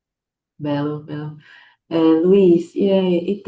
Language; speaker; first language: Italian; non-native, fluent; Portuguese